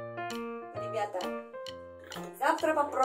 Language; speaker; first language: Russian; non-native, learner; Korean